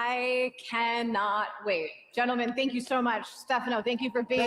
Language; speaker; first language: English; native; English